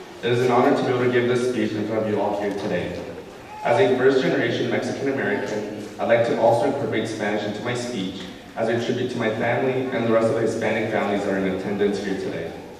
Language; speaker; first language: English; early bilingual, other home language; Spanish